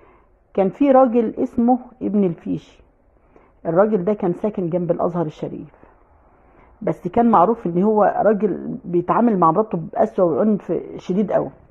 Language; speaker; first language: Arabic; native; Arabic